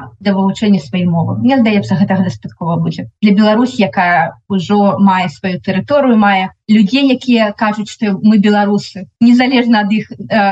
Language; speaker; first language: Belarusian; non-native, local second language; Russian